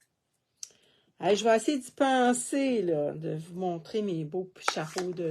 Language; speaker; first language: French; native; French